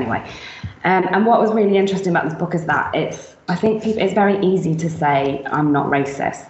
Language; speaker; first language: English; native; English